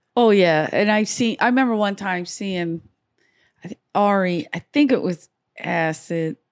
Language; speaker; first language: English; native; English